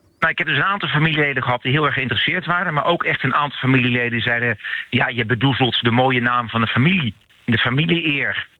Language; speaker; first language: Dutch; native; Dutch